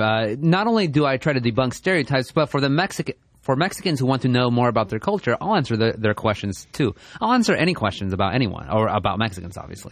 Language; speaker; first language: English; early bilingual, other home language; Spanish